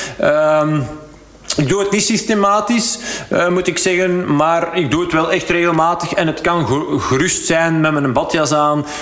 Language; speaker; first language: Dutch; native; Dutch